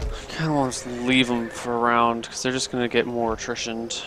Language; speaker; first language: English; native; English